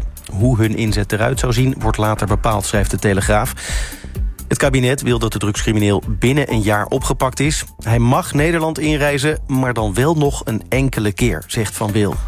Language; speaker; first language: Dutch; native; Dutch